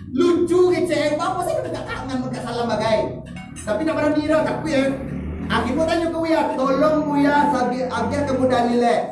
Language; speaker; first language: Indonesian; non-native, local second language; Minangkabau